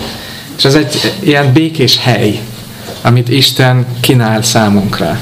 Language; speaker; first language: Hungarian; non-native, fluent; English